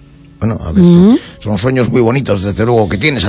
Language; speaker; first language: Spanish; native; Spanish